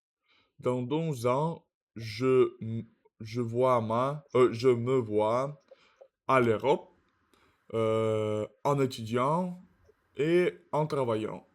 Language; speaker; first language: French; non-native, learner; Russian